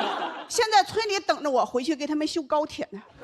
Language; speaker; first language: Chinese; native; Chinese